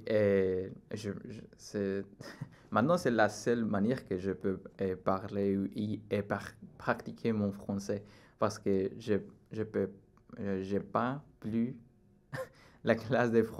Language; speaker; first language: French; non-native, learner; Spanish